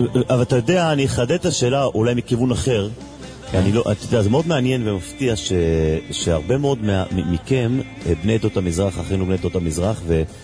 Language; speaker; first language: Hebrew; native; Hebrew